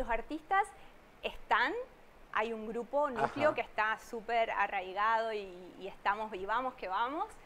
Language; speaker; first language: Spanish; native; Spanish